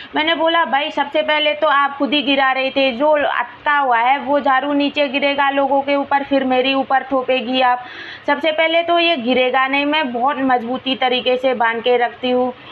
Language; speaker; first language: Hindi; non-native, local second language; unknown